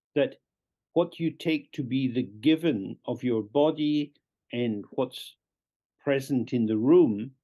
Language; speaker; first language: English; native; English